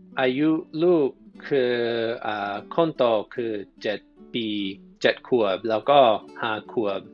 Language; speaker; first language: Thai; non-native, fluent; English